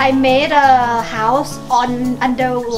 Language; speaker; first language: English; non-native, learner; Thai